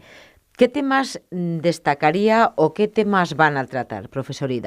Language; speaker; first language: Spanish; native; Spanish